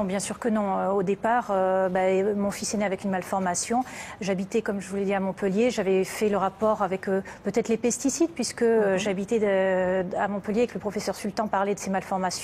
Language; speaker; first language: French; native; French